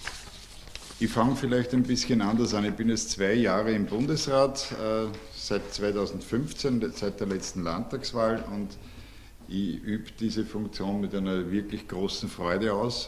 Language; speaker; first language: German; native; German